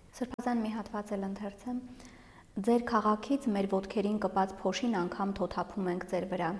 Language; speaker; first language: Armenian; native; Armenian